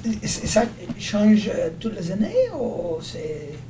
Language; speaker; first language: French; non-native, learner; Portuguese